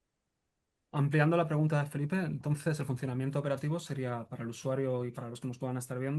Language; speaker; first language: Spanish; native; Spanish